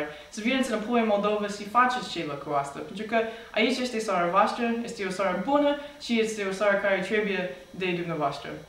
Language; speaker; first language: Romanian; non-native, fluent; English